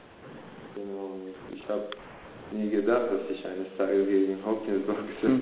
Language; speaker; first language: German; early bilingual, other home language; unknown